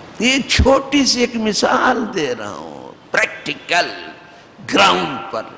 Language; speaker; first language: Urdu; native; Urdu